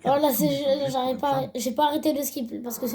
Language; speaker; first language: French; native; French